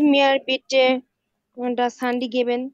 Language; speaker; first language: German; non-native, learner; Bangla